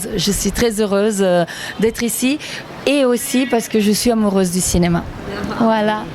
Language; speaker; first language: French; non-native, fluent; Italian